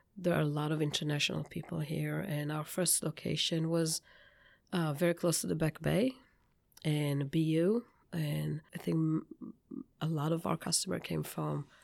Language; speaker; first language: English; non-native, fluent; Hebrew